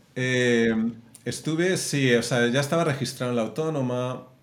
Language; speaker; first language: Spanish; native; Spanish